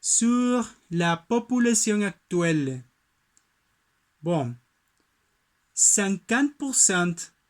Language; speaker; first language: French; non-native, learner; Spanish